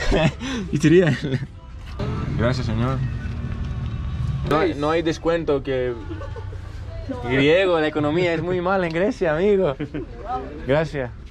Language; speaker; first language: Spanish; non-native, learner; Greek